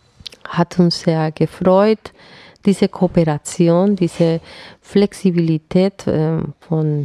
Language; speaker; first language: German; non-native, fluent; Spanish